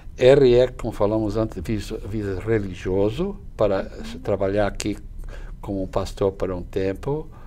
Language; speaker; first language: Portuguese; non-native, fluent; English